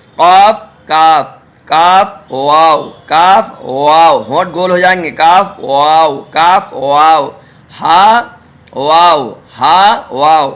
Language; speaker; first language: Urdu; native; Urdu